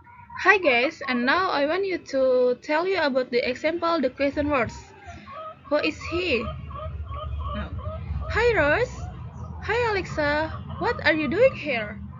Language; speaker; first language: English; non-native, learner; Indonesian